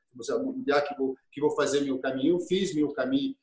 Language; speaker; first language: Portuguese; non-native, fluent; French